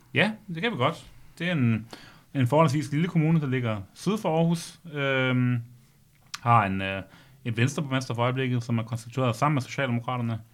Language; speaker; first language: Danish; native; Danish